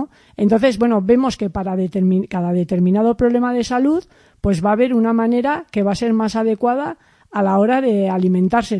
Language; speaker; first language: Spanish; native; Spanish